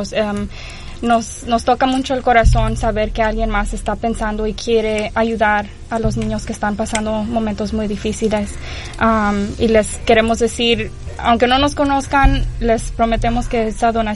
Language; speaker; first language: Spanish; early bilingual, heritage; Spanish